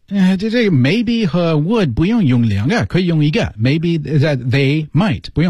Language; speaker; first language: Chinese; non-native, fluent; English